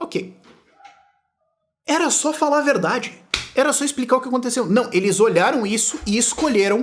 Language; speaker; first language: Portuguese; native; Portuguese